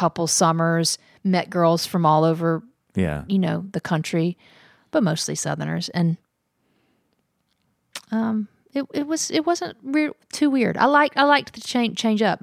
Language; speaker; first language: English; native; English